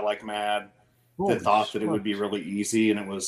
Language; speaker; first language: English; native; English